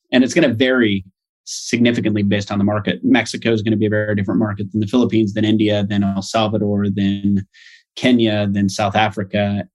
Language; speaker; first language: English; native; English